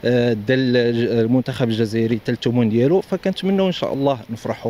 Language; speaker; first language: Arabic; native; Arabic